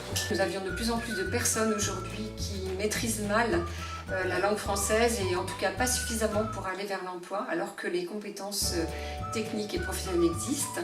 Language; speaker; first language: French; native; French